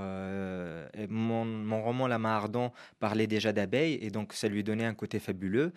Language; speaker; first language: French; non-native, local second language; Arabic